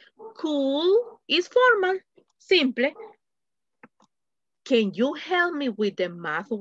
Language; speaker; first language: English; non-native, fluent; Spanish